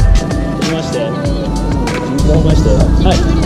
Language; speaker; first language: Japanese; non-native, learner; English